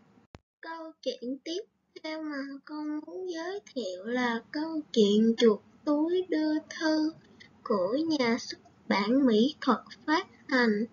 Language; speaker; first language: Vietnamese; native; Vietnamese